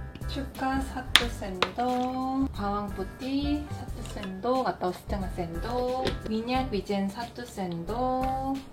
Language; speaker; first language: Indonesian; non-native, fluent; Korean